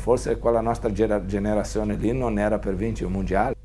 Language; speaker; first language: Italian; non-native, fluent; Portuguese